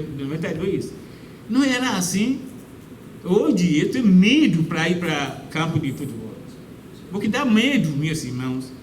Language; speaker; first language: Portuguese; non-native, fluent; Yoruba